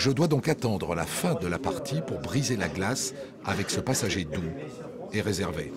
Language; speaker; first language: French; native; French